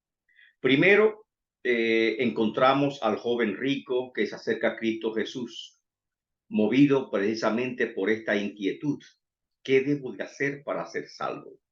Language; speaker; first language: Spanish; native; Spanish